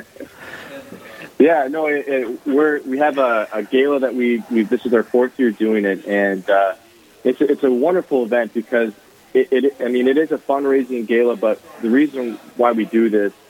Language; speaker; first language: English; native; English